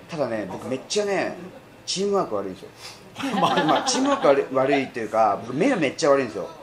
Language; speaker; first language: Japanese; native; Japanese